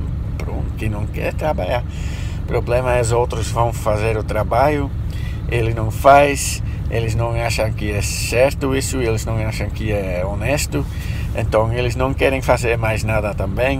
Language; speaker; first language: Portuguese; non-native, fluent; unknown